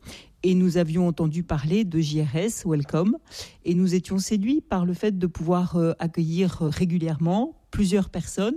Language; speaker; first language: French; native; French